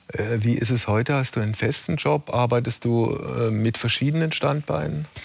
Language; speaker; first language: German; native; German